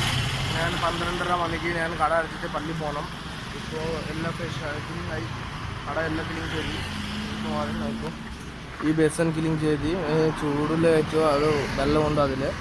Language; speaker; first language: Malayalam; non-native, learner; Bangla